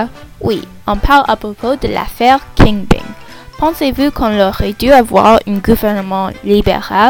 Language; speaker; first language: French; non-native, learner; English